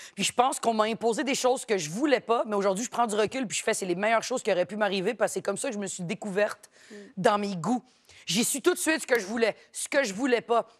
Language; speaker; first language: French; native; French